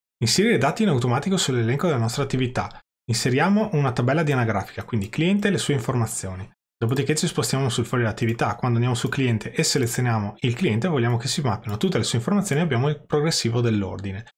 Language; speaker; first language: Italian; native; Italian